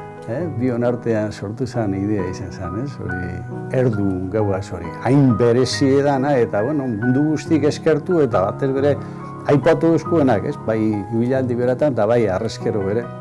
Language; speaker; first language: Basque; native; Basque